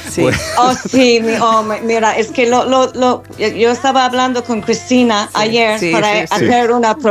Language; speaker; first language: Spanish; non-native, fluent; English